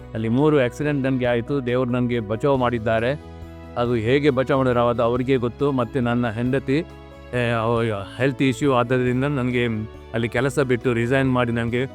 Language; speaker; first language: Kannada; non-native, local second language; Konkani